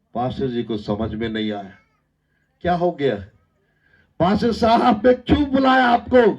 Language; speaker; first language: Hindi; non-native, local second language; Telugu